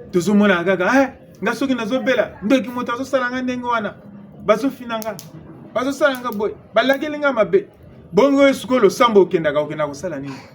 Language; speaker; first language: Lingala; non-native, local second language; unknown